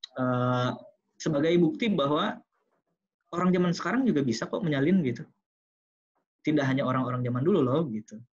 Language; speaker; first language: Indonesian; non-native, local second language; Sundanese